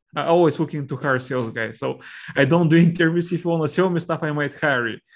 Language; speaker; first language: English; non-native, fluent; Bulgarian